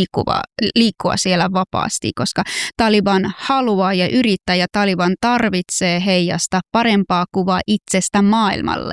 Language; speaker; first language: Finnish; non-native, fluent; Persian